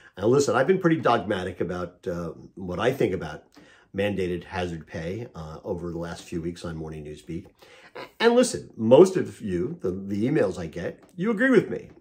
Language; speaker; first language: English; native; English